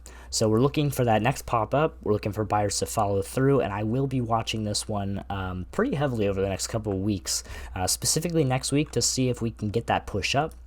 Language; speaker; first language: English; native; English